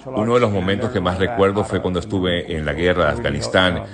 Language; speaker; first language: Spanish; native; Spanish